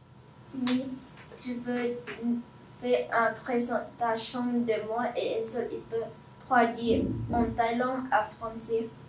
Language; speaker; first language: French; non-native, learner; Thai